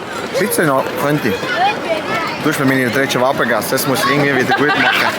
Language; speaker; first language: German; non-native, local second language; Croatian